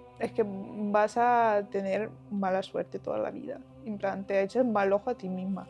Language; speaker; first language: Spanish; non-native, fluent; Ukrainian